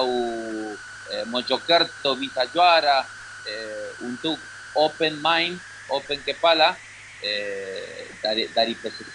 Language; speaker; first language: Indonesian; non-native, learner; Spanish